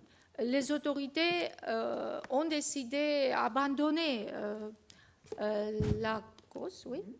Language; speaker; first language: French; non-native, fluent; Armenian